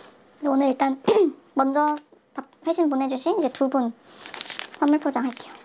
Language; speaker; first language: Korean; native; Korean